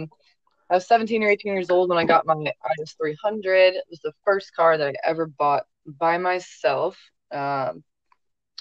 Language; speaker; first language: English; native; English